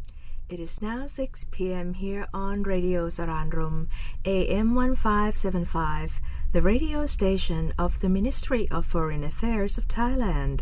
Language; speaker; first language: English; non-native, fluent; Thai